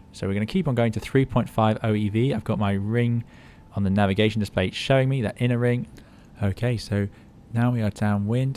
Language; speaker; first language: English; native; English